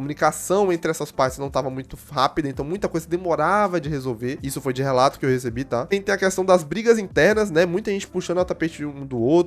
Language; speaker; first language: Portuguese; native; Portuguese